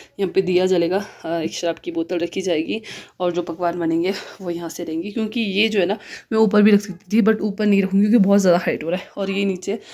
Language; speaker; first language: Hindi; non-native, local second language; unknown